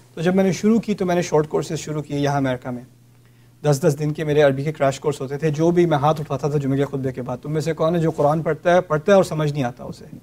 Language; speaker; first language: Urdu; native; Urdu